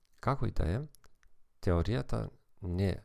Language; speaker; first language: Macedonian; non-native, fluent; German